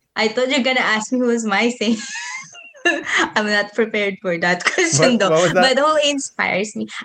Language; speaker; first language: English; non-native, local second language; Filipino